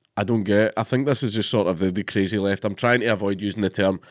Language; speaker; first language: English; native; English